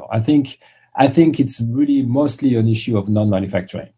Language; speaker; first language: English; non-native, fluent; French